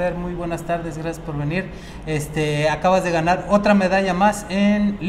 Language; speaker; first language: Spanish; native; Spanish